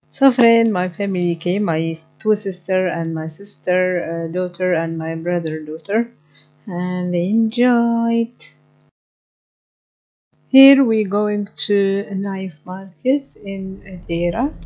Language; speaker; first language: English; non-native, learner; Arabic